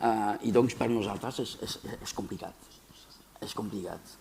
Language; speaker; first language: Catalan; non-native, fluent; French